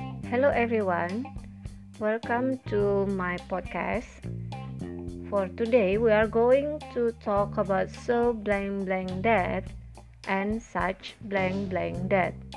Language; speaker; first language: English; non-native, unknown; Indonesian